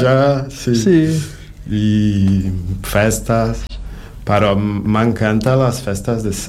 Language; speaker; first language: Catalan; non-native, learner; Portuguese